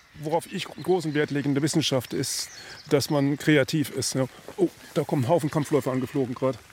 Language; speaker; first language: German; native; German